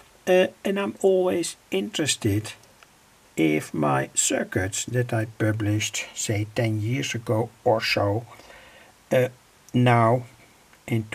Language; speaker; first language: English; non-native, fluent; Dutch